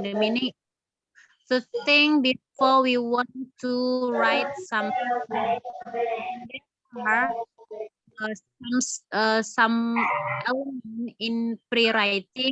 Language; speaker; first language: English; non-native, learner; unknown